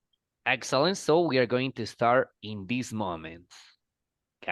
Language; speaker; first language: English; non-native, fluent; Spanish